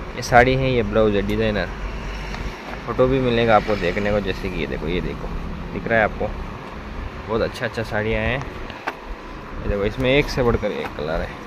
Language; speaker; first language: Hindi; non-native, local second language; Marathi